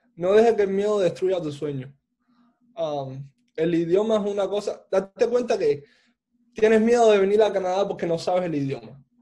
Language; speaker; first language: Spanish; native; Spanish